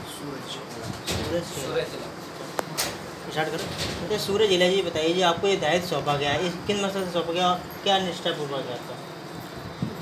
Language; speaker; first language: Hindi; native; Hindi